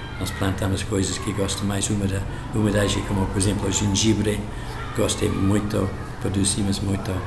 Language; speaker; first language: Portuguese; non-native, fluent; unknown